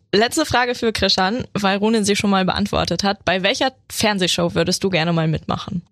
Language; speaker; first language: German; native; German